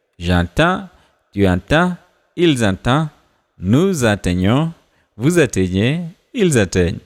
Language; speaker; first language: French; non-native, fluent; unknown